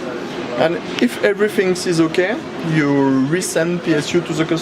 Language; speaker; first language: English; non-native, learner; French